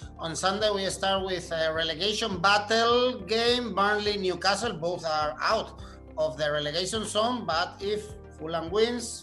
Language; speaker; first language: English; non-native, fluent; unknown